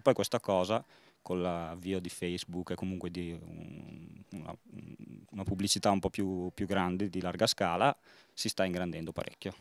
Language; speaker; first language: Italian; native; Italian